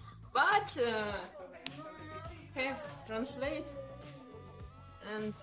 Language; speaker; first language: English; non-native, learner; Russian